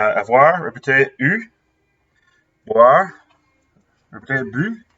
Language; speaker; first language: French; non-native, fluent; English